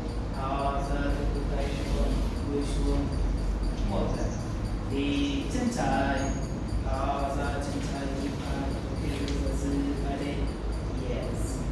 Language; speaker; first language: Vietnamese; non-native, learner; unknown